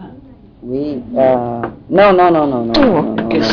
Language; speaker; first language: French; non-native, learner; English